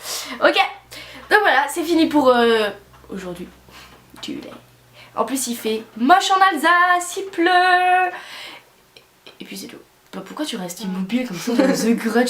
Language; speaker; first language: French; native; French